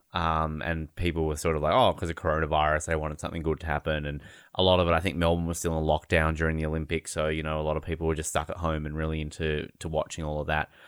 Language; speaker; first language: English; native; English